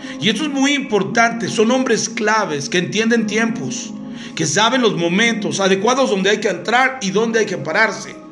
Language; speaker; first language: Spanish; native; Spanish